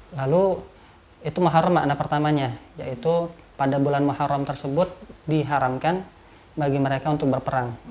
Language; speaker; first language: Indonesian; native; Indonesian